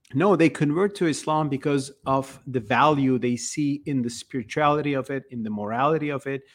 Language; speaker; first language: English; non-native, fluent; Turkish